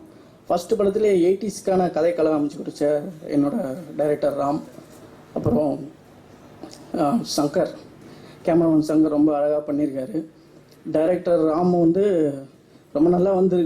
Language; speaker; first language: Tamil; native; Tamil